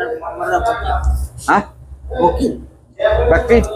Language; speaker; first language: Arabic; non-native, learner; Bangla